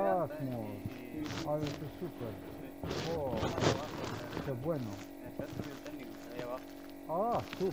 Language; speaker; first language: Spanish; non-native, learner; Slovenian